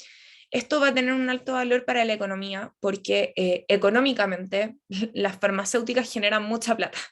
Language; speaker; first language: Spanish; native; Spanish